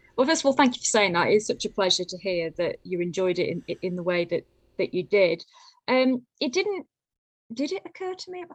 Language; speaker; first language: English; native; English